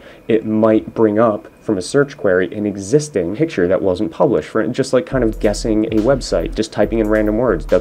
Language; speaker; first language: English; native; English